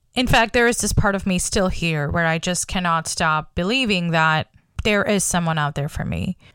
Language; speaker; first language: English; non-native, local second language; Bangla